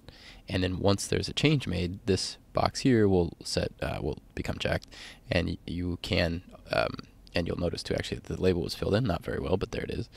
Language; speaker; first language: English; native; English